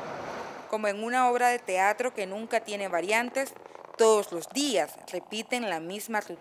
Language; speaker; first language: Spanish; native; Spanish